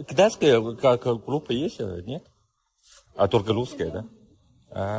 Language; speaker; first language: Russian; non-native, learner; Chinese